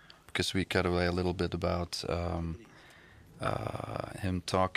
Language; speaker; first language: English; non-native, fluent; Dutch